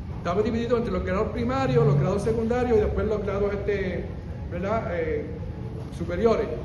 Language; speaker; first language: Spanish; early bilingual, heritage; Spanish